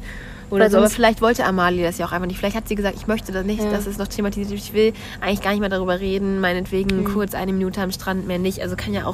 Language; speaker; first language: German; native; German